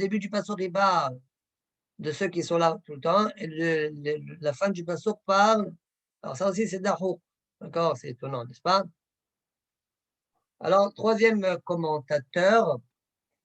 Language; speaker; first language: French; native; French